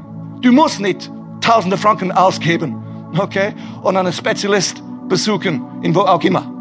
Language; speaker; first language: German; non-native, fluent; English